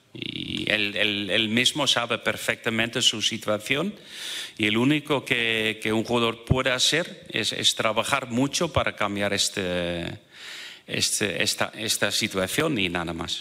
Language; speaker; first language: Spanish; non-native, fluent; Dutch